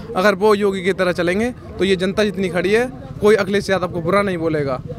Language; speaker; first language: Hindi; native; Hindi